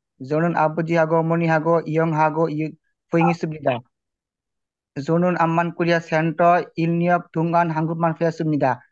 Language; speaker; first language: Korean; non-native, learner; Bangla